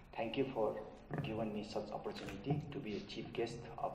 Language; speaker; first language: English; non-native, local second language; Nepali